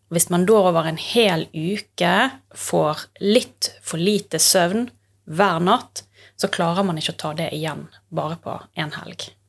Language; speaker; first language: Norwegian; native; Norwegian